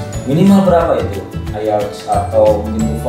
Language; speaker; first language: Indonesian; non-native, local second language; Javanese